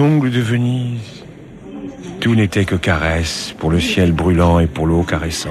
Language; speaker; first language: French; native; French